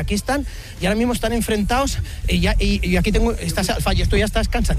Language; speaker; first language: Spanish; native; Spanish